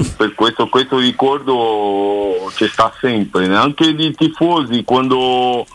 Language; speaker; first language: Italian; non-native, learner; Portuguese